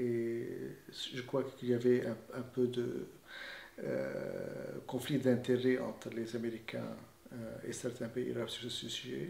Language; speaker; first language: French; non-native, fluent; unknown